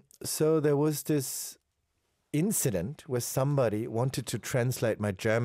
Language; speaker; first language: English; non-native, fluent; German